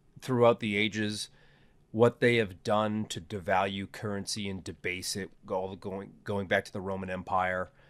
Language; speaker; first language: English; native; English